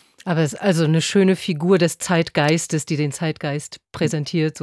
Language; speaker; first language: German; native; German